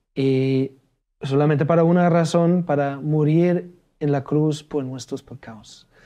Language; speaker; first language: Spanish; non-native, fluent; German